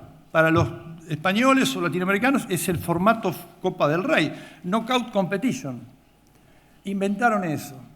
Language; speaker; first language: Spanish; native; Spanish